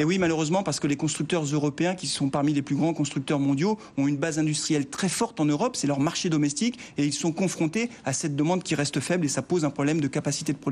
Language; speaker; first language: French; native; French